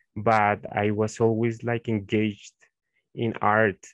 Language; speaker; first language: English; non-native, fluent; Spanish